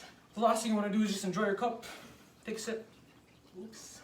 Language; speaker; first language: English; native; English